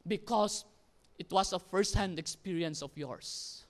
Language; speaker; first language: English; non-native, local second language; Filipino